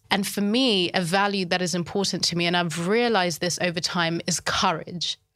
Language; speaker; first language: English; early bilingual, other home language; Shona